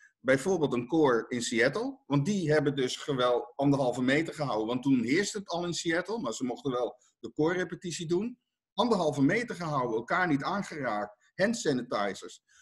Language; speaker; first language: Dutch; native; Dutch